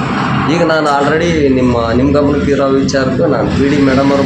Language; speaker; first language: Kannada; native; Kannada